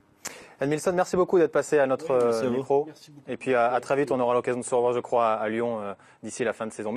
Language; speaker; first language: French; native; French